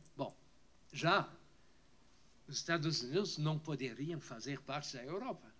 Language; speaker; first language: Portuguese; non-native, fluent; French